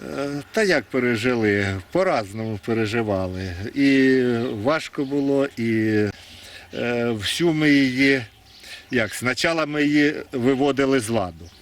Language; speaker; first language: Ukrainian; native; Ukrainian